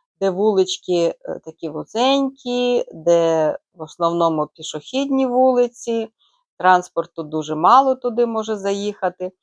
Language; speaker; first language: Ukrainian; native; Ukrainian